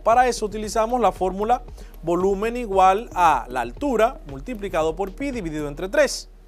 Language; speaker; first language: Spanish; native; Spanish